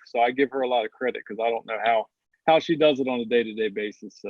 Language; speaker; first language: English; native; English